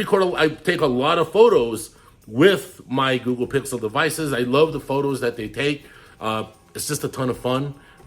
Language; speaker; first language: English; native; English